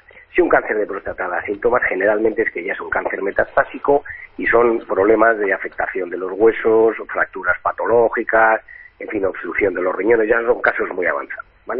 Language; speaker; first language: Spanish; native; Spanish